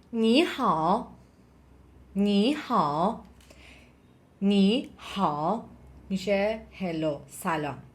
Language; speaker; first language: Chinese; non-native, fluent; Persian